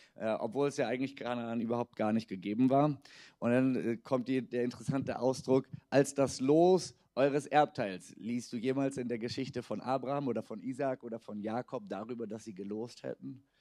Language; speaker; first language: German; native; German